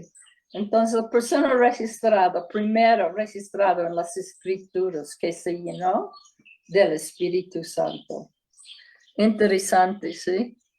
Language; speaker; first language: Spanish; non-native, fluent; English